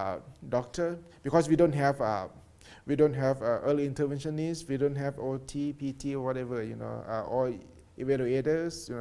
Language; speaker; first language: English; non-native, learner; Thai